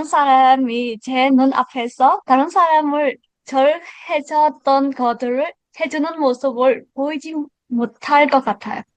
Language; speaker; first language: Korean; non-native, learner; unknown